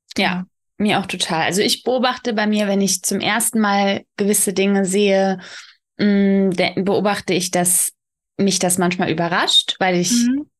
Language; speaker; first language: German; early bilingual, other home language; Polish